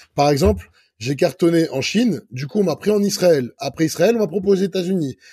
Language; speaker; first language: French; native; French